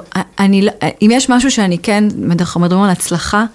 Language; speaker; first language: Hebrew; native; Hebrew